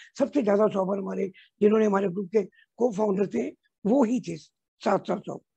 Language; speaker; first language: Hindi; non-native, local second language; Punjabi